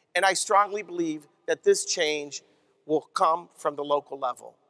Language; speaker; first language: English; native; English